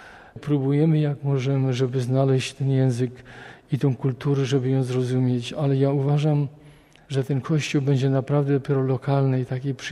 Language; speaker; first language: Polish; native; Polish